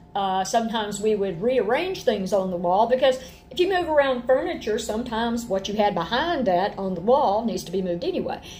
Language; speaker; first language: English; native; English